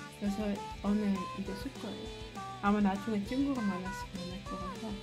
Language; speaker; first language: Korean; non-native, fluent; Dutch